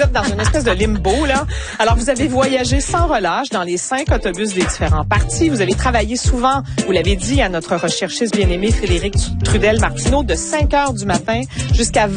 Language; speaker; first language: French; native; French